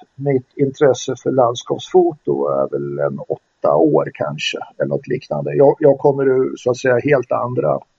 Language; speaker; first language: Swedish; native; Swedish